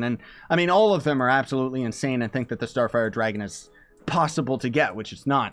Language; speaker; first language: English; native; English